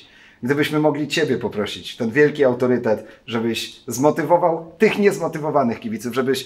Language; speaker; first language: Polish; native; Polish